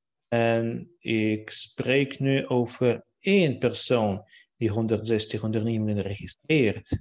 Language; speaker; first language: Dutch; non-native, fluent; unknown